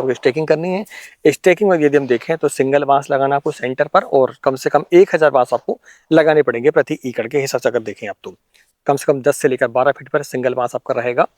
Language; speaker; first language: Hindi; native; Hindi